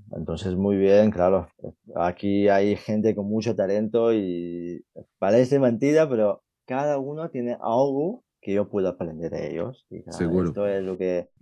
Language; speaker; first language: Spanish; non-native, fluent; Chinese